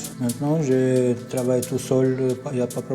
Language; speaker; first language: French; non-native, learner; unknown